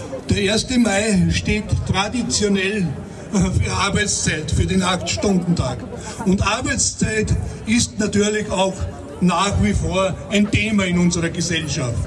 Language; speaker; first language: German; native; German